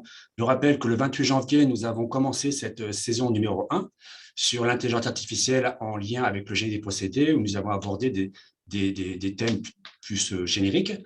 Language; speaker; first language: French; native; French